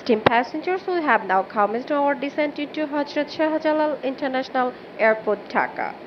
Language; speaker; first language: English; non-native, local second language; Bangla